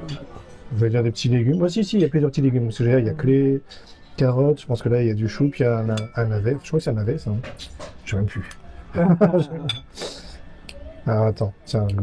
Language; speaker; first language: French; native; French